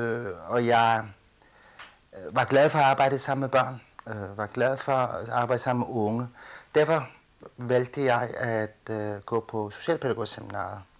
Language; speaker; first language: Danish; early bilingual, other home language; Kurdish